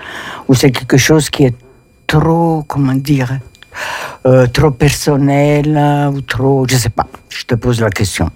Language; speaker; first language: French; native; French